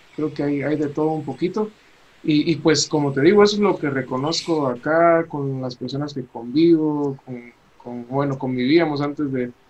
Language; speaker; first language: Spanish; native; Spanish